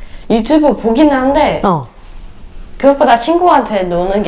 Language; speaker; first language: Korean; early bilingual, other home language; English